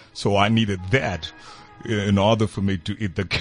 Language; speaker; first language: English; non-native, local second language; Tswana